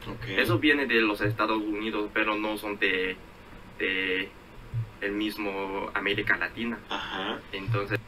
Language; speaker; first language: Spanish; non-native, fluent; Chinese